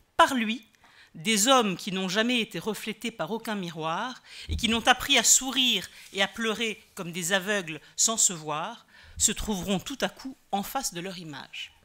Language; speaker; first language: French; native; French